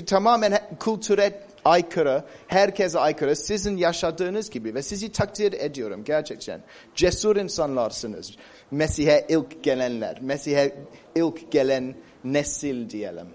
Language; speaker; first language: Turkish; non-native, fluent; English